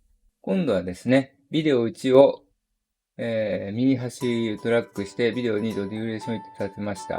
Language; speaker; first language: Japanese; native; Japanese